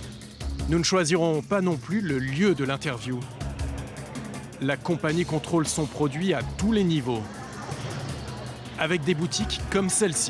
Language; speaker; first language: French; native; French